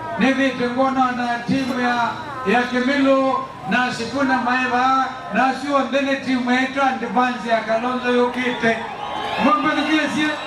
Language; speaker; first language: Swahili; non-native, local second language; Kamba